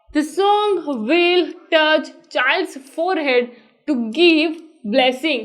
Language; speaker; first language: English; non-native, local second language; Gujarati